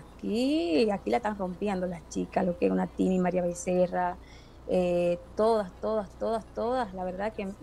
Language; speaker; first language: Spanish; native; Spanish